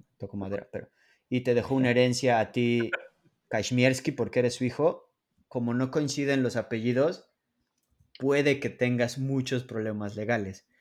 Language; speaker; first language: Spanish; native; Spanish